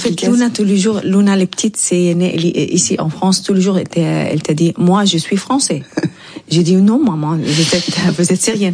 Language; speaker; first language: French; non-native, learner; Arabic